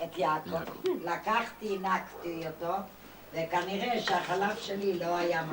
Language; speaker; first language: Hebrew; non-native, fluent; Yiddish